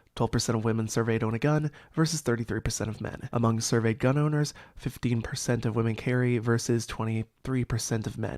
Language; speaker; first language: English; native; English